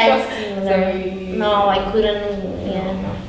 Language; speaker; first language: English; non-native, fluent; Italian